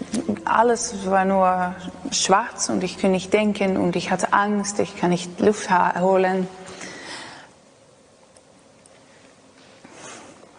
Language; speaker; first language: German; non-native, learner; Dutch